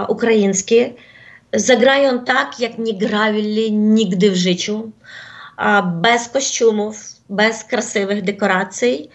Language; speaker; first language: Polish; non-native, fluent; Ukrainian